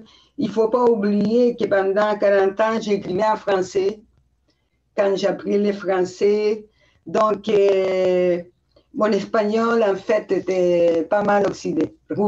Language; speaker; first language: French; non-native, fluent; Spanish